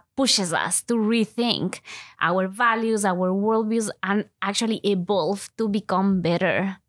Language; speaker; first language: English; non-native, fluent; Spanish